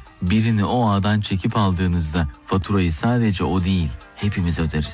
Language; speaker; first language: Turkish; native; Turkish